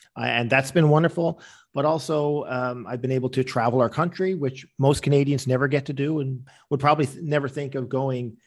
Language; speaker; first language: English; native; English